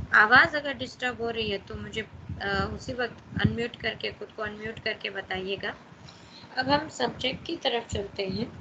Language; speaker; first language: Hindi; non-native, local second language; Gujarati